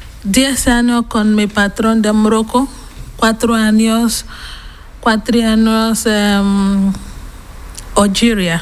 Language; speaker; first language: Spanish; non-native, learner; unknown